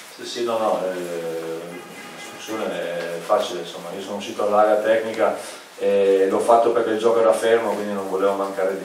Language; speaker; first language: Italian; native; Italian